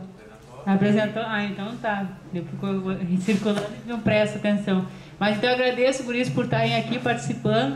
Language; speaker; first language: Portuguese; native; Portuguese